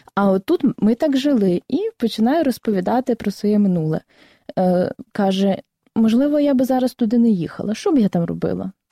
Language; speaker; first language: Ukrainian; native; Ukrainian